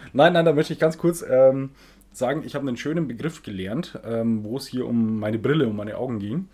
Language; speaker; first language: German; native; German